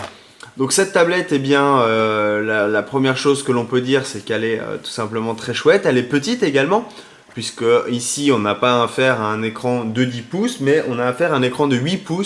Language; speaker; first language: French; native; French